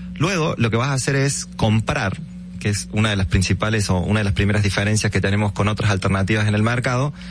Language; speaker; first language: Spanish; native; Spanish